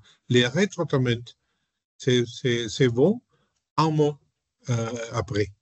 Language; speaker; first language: French; non-native, learner; Spanish